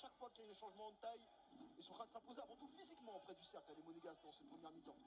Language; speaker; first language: French; native; French